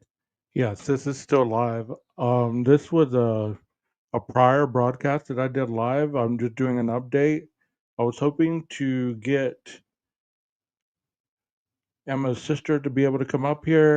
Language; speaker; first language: English; native; English